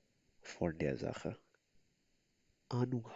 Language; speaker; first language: German; non-native, learner; Urdu